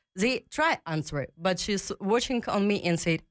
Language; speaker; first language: English; non-native, learner; Ukrainian